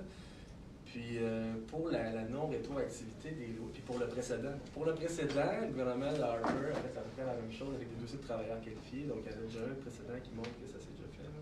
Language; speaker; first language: French; native; French